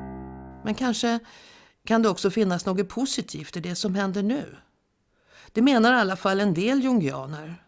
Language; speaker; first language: Swedish; native; Swedish